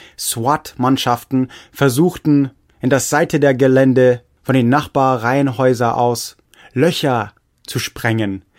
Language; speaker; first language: German; non-native, fluent; English